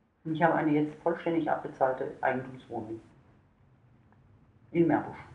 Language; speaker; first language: German; native; German